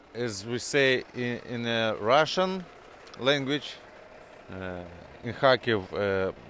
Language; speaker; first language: English; non-native, fluent; Norwegian